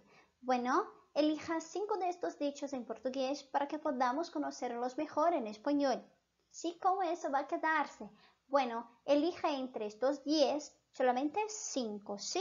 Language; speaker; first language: Spanish; non-native, fluent; Portuguese